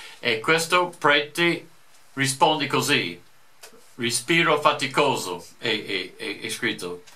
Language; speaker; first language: Italian; non-native, fluent; English